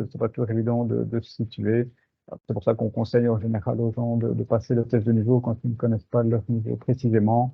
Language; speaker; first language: French; native; French